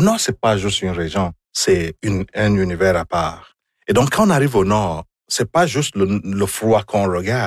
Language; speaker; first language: French; non-native, fluent; Igbo